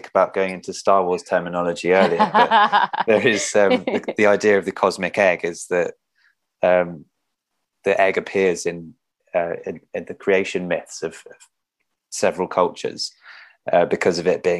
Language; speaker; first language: English; native; English